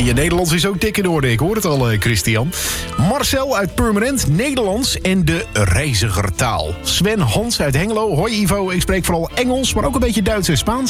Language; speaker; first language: Dutch; native; Dutch